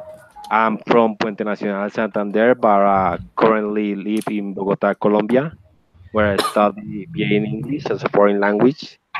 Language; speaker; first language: English; non-native, learner; Spanish